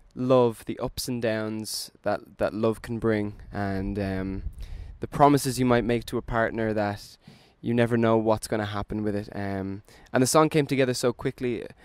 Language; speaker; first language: English; native; English